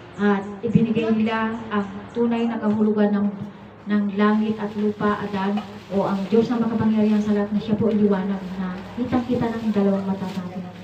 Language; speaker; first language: Filipino; non-native, local second language; Iloko